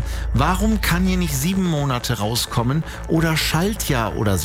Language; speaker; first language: German; native; German